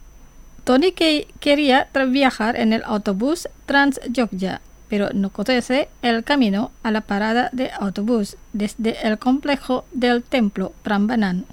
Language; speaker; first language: Spanish; non-native, fluent; Indonesian